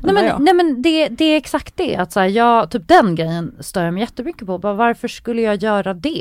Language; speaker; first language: Swedish; native; Swedish